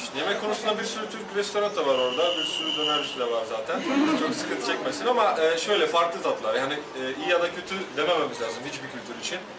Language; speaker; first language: Turkish; non-native, fluent; Slovak